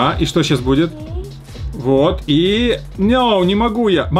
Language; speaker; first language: Russian; native; Russian